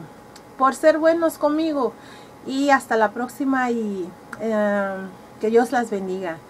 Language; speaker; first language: Spanish; early bilingual, heritage; Spanish